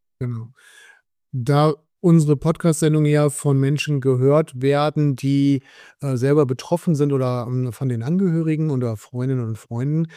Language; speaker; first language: German; native; German